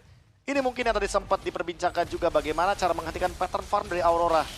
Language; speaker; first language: Indonesian; native; Indonesian